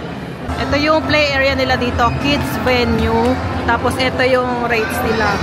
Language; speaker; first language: Filipino; native; Filipino